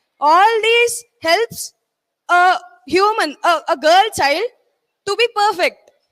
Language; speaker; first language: English; non-native, local second language; Telugu